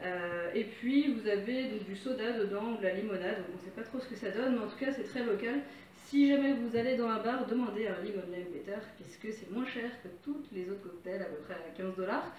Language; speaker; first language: French; native; French